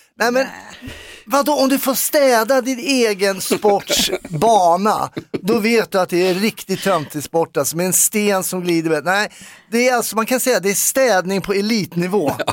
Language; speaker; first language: Swedish; native; Swedish